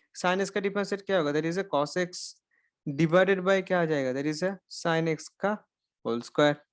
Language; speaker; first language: Hindi; non-native, local second language; Bangla